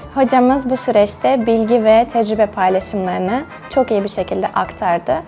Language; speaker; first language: Turkish; early bilingual, other home language; Russian